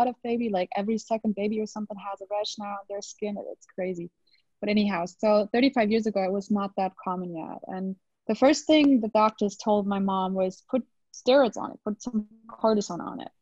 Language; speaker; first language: English; non-native, fluent; German